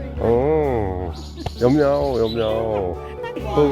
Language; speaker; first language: Vietnamese; non-native, learner; Korean